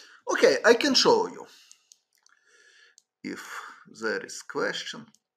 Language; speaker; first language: English; non-native, fluent; Ukrainian